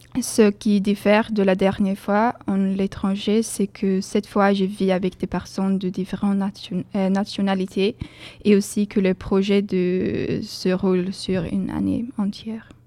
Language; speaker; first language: French; non-native, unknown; Swedish